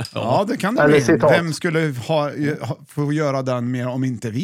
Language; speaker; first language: Swedish; native; Swedish